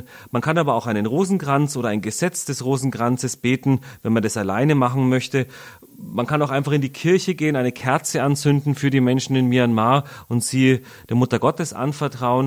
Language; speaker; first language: German; native; German